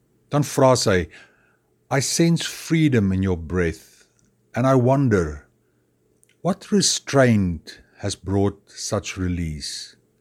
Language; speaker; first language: English; non-native, local second language; Afrikaans